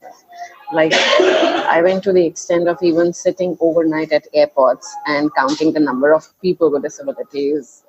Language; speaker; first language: English; non-native, local second language; Hindi